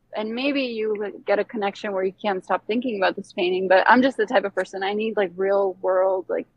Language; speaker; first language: English; early bilingual, other home language; Bosnian